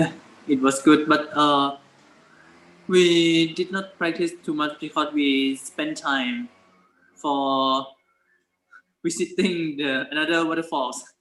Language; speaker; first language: English; non-native, learner; Thai